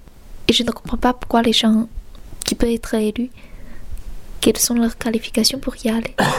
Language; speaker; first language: French; non-native, fluent; Chinese